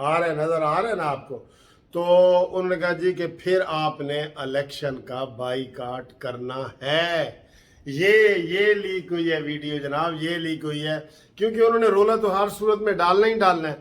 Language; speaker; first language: Urdu; native; Urdu